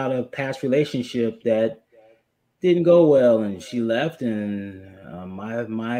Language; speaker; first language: English; native; English